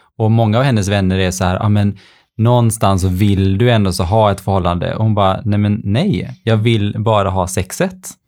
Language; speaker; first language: Swedish; early bilingual, other home language; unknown